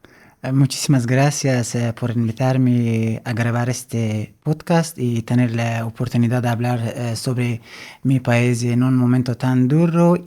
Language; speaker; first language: Spanish; non-native, fluent; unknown